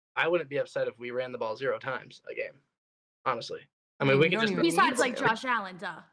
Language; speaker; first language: English; native; English